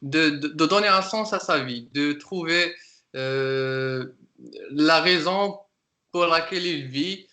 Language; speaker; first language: French; non-native, local second language; Arabic